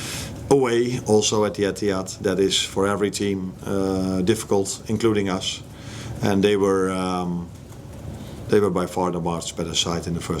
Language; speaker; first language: English; non-native, fluent; Dutch